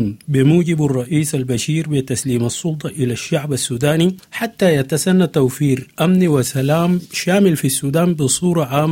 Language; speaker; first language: Arabic; native; Arabic